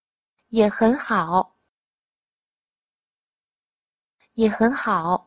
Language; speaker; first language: Chinese; non-native, fluent; Vietnamese